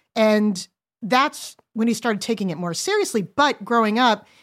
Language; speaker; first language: English; native; English